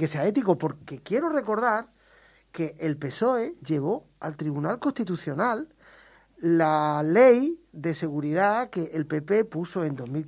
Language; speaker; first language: Spanish; native; Spanish